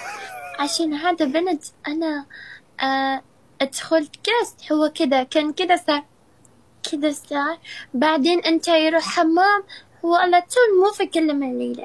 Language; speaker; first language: Arabic; non-native, learner; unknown